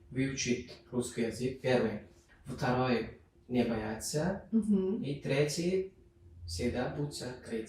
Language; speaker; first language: Russian; non-native, learner; Turkmen